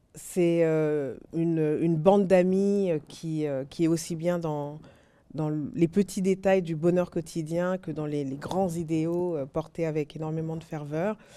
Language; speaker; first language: French; native; French